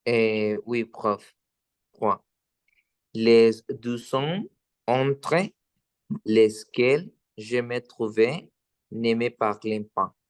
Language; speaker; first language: French; non-native, learner; Spanish